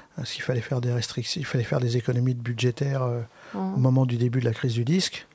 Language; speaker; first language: French; native; French